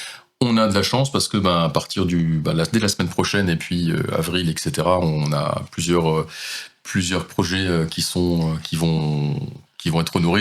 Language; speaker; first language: French; native; French